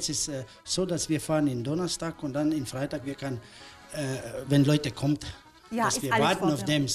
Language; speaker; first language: German; non-native, learner; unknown